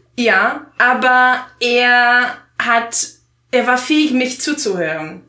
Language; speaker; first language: German; non-native, fluent; Italian